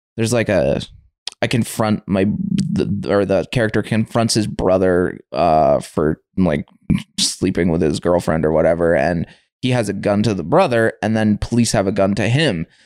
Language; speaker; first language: English; native; English